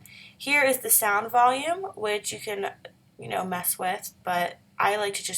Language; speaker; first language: English; native; English